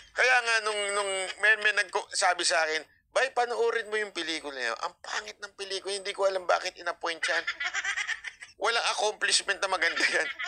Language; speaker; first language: Filipino; native; Filipino